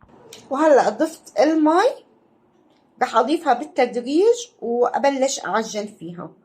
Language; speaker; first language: Arabic; native; Arabic